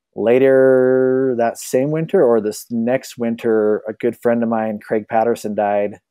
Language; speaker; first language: English; native; English